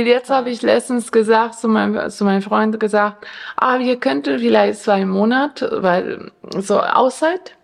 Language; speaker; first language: German; non-native, fluent; Spanish